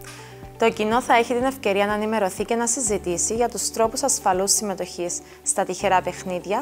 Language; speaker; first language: Greek; native; Greek